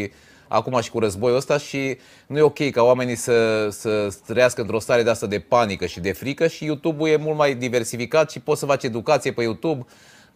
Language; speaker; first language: Romanian; native; Romanian